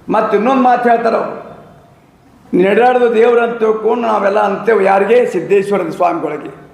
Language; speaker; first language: Kannada; native; Kannada